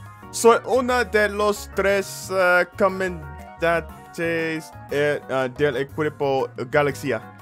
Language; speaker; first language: Spanish; non-native, learner; English